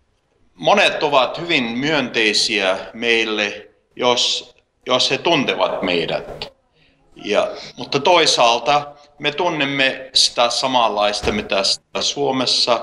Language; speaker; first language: Finnish; early bilingual, heritage; Finnish